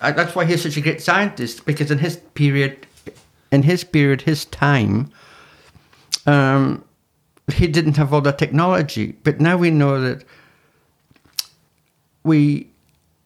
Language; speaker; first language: English; native; English